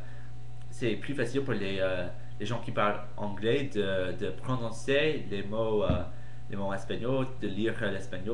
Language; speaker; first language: French; non-native, fluent; English